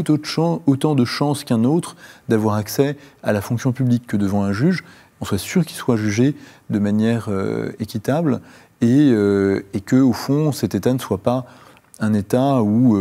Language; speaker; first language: French; native; French